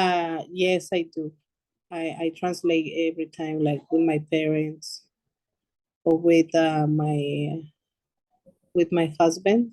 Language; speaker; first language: English; early bilingual, other home language; Spanish